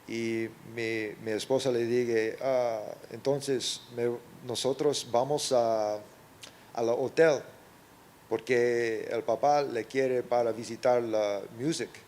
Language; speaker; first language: Spanish; non-native, learner; English